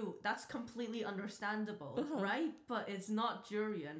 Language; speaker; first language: English; native; English